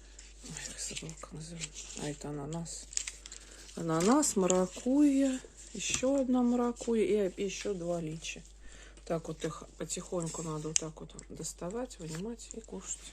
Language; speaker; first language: Russian; native; Russian